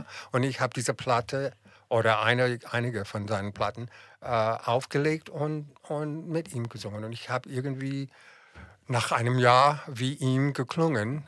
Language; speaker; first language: German; non-native, fluent; English